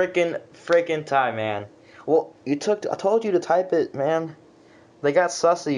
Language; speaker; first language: English; native; English